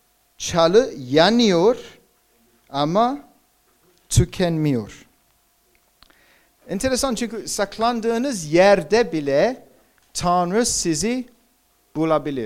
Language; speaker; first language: Turkish; non-native, fluent; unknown